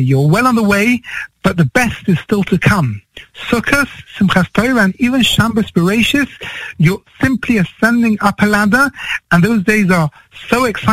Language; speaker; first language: English; native; English